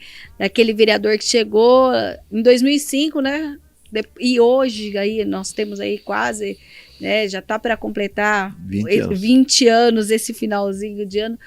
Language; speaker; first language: Portuguese; native; Portuguese